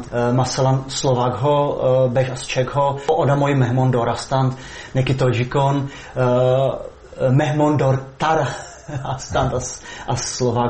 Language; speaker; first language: Persian; non-native, fluent; Czech